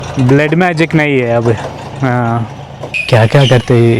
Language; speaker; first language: Hindi; non-native, local second language; Telugu